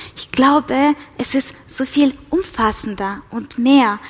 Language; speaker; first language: German; non-native, fluent; Russian